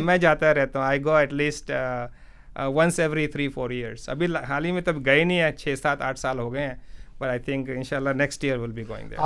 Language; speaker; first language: Hindi; native; Hindi